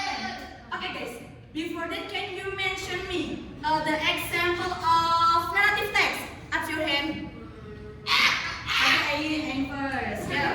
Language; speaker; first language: English; non-native, learner; Indonesian